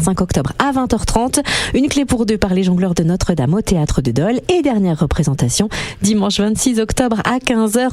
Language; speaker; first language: French; native; French